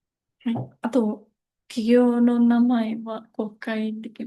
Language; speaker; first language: Japanese; non-native, fluent; Indonesian